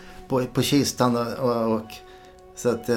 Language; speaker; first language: Swedish; native; Swedish